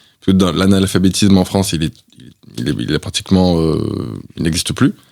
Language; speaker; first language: French; native; French